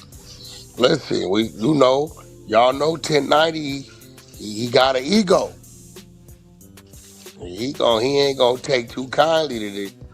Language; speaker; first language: English; native; English